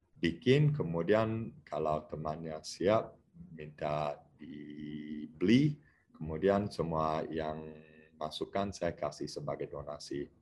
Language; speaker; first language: Indonesian; non-native, fluent; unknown